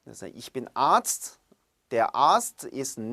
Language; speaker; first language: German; non-native, fluent; Korean